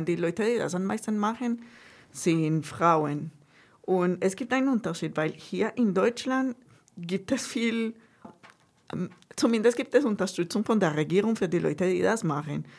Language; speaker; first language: German; non-native, fluent; Spanish